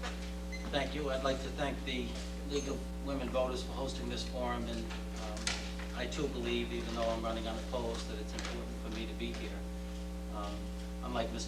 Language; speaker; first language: English; native; English